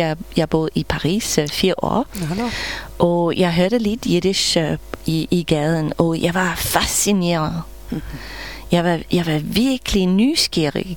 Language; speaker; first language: Danish; non-native, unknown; English